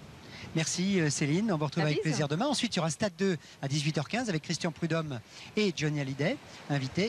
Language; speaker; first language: French; native; French